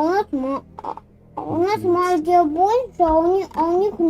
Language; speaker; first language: Russian; native; Russian